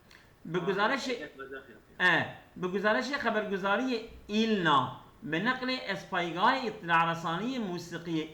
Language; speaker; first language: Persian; non-native, fluent; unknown